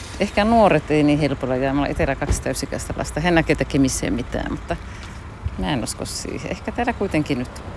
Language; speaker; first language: Finnish; native; Finnish